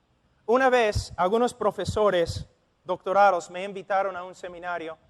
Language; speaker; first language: Spanish; non-native, fluent; English